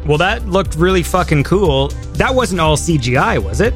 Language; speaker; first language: English; native; English